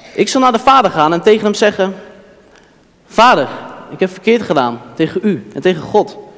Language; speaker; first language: Dutch; native; Dutch